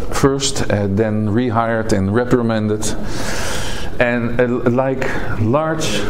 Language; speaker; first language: English; non-native, fluent; Dutch